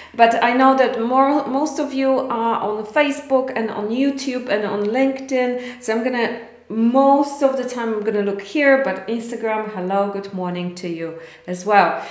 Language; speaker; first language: English; non-native, fluent; Polish